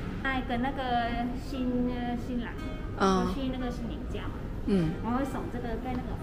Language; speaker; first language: Chinese; non-native, learner; Thai